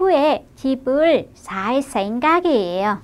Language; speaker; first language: Korean; non-native, fluent; Vietnamese